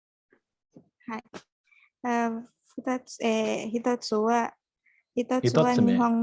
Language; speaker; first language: Japanese; non-native, learner; Indonesian